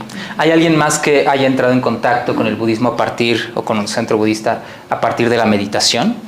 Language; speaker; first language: Spanish; native; Spanish